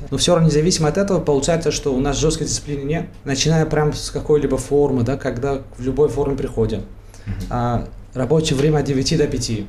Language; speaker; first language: Russian; non-native, local second language; Tajik